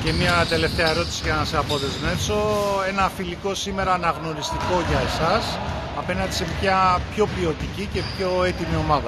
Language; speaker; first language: Greek; native; Greek